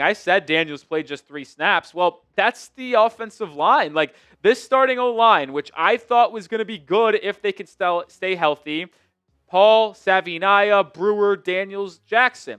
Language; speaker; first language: English; native; English